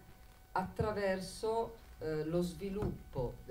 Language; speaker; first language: Italian; native; Italian